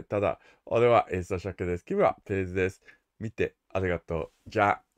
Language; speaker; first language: Japanese; non-native, learner; English